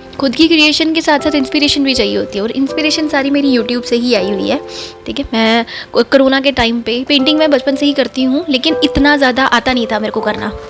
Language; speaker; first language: Hindi; non-native, local second language; Dogri